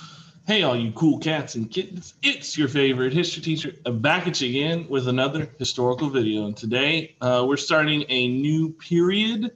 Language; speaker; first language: English; native; English